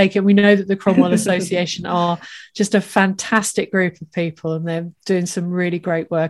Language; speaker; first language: English; native; English